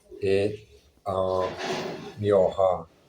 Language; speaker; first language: French; non-native, learner; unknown